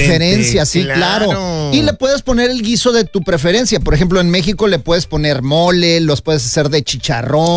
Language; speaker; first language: Spanish; native; Spanish